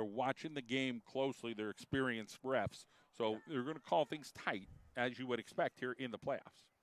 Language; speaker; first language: English; native; English